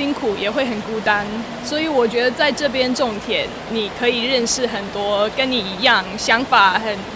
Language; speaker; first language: Chinese; non-native, fluent; English